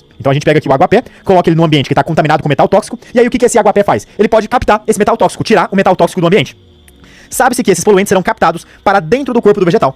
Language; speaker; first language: Portuguese; native; Portuguese